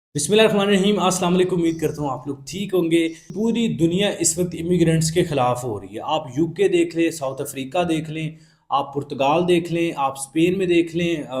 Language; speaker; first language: Urdu; non-native, local second language; Punjabi